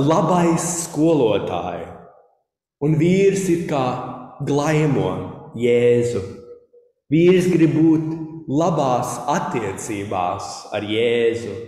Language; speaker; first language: Latvian; early bilingual, heritage; Latvian